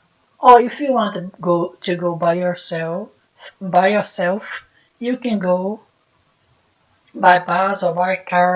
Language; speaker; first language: English; non-native, fluent; Portuguese